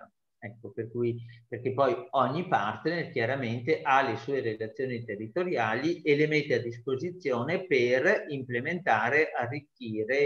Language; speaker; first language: Italian; native; Italian